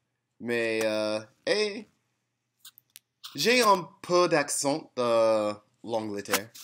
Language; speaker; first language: French; non-native, learner; English